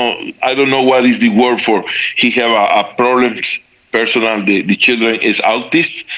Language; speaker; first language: English; non-native, learner; Spanish